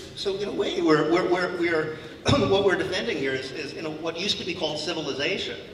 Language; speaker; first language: English; native; English